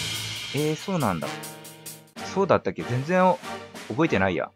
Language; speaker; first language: Japanese; native; Japanese